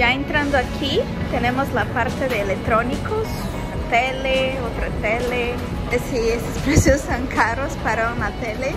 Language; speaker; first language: Spanish; non-native, fluent; Portuguese